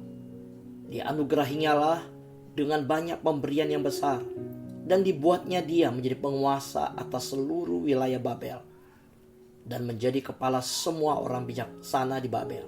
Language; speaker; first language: Indonesian; native; Indonesian